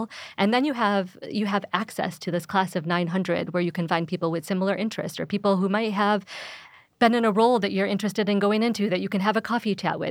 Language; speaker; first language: English; early bilingual, other home language; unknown